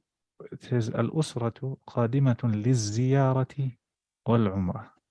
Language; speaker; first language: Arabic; non-native, fluent; English